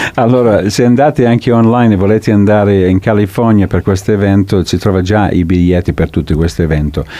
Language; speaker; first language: Italian; non-native, fluent; English